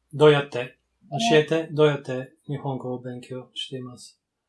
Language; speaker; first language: Japanese; non-native, fluent; Bulgarian